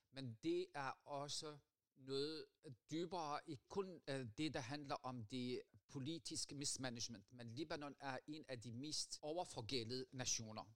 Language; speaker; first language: Danish; non-native, fluent; Arabic